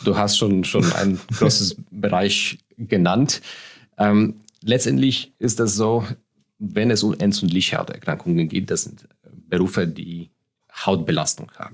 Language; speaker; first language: German; non-native, fluent; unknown